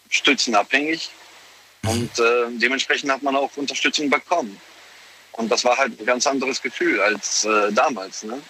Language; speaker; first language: German; early bilingual, other home language; Polish